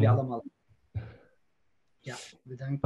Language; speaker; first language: Dutch; non-native, learner; Arabic